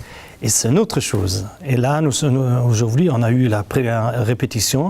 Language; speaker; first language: French; non-native, fluent; German